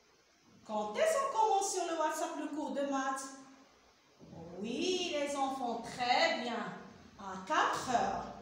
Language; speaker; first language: French; non-native, local second language; Arabic